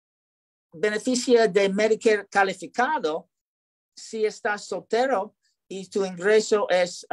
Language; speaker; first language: Spanish; non-native, learner; English